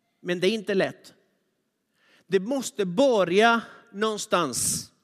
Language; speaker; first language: Swedish; non-native, fluent; Spanish